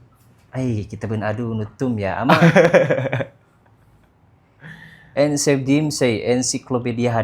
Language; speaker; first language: Turkish; non-native, learner; Indonesian